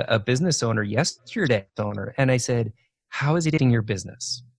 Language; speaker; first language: English; native; English